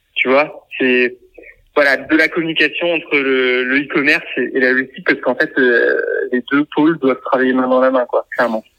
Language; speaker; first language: French; native; French